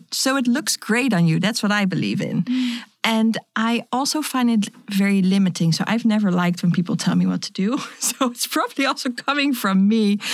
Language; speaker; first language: English; non-native, fluent; Dutch